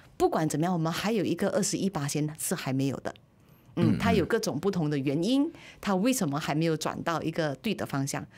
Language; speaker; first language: Chinese; native; Chinese